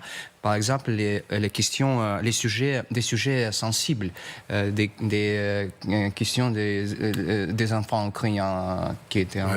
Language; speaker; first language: French; non-native, fluent; Russian